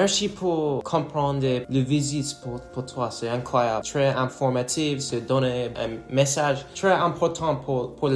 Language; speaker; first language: French; non-native, learner; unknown